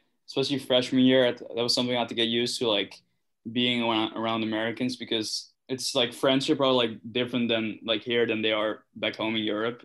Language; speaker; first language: English; non-native, fluent; Dutch